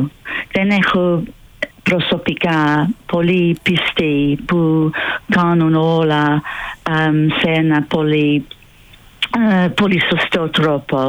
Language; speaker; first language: Greek; non-native, fluent; English